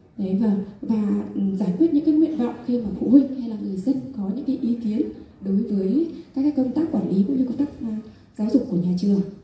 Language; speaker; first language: Vietnamese; non-native, local second language; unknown